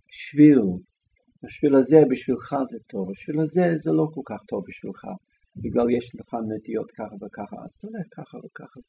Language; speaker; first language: Hebrew; non-native, fluent; English